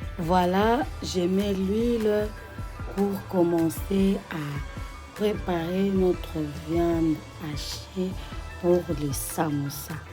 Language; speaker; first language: French; non-native, local second language; Lingala